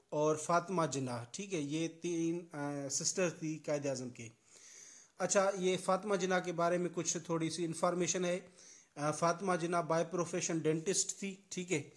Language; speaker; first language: Urdu; non-native, local second language; Sindhi